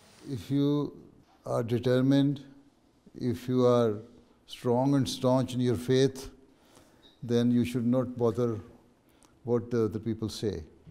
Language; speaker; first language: English; non-native, local second language; Urdu